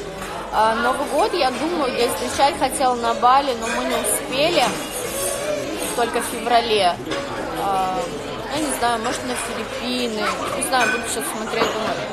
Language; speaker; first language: Russian; native; Russian